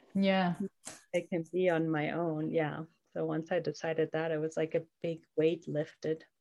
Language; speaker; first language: English; non-native, fluent; German